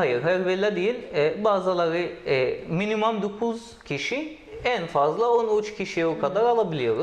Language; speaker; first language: Turkish; non-native, learner; Arabic